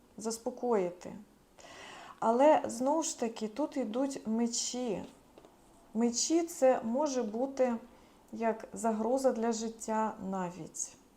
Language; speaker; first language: Ukrainian; non-native, local second language; Russian